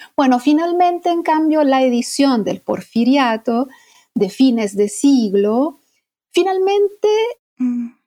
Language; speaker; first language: Spanish; non-native, fluent; Italian